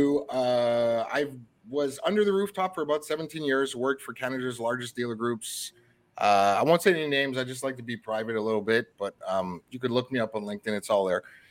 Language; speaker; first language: English; early bilingual, other home language; French